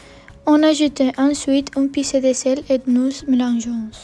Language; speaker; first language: French; non-native, learner; English